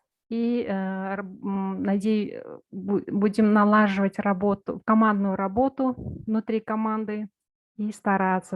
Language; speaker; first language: Russian; non-native, local second language; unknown